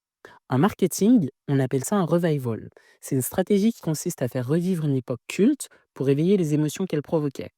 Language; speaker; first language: French; native; French